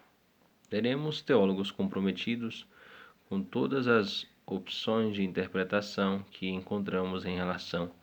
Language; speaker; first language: Portuguese; native; Portuguese